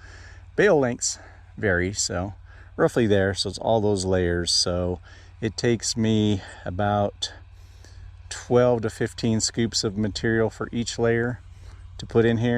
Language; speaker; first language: English; native; English